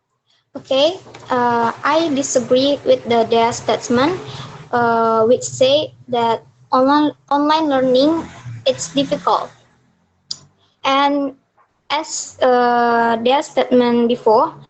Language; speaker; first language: English; non-native, learner; Indonesian